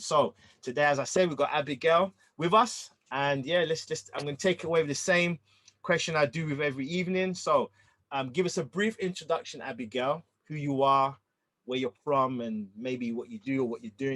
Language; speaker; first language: English; native; English